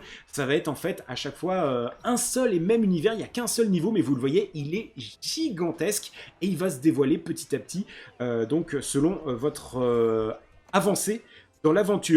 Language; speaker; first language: French; native; French